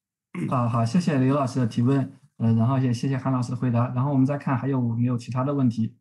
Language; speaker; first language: Chinese; native; Chinese